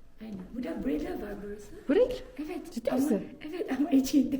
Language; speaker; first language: Turkish; non-native, learner; Malay